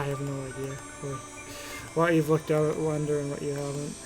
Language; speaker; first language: English; native; English